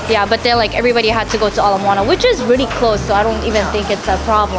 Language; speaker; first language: English; non-native, fluent; Japanese